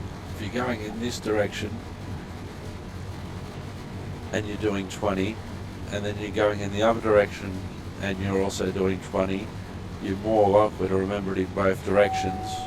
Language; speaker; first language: English; native; English